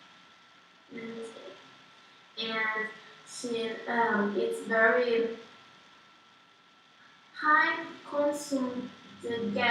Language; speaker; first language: English; non-native, learner; Portuguese